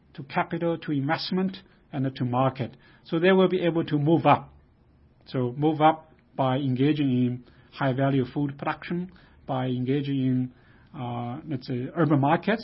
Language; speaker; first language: English; non-native, fluent; Chinese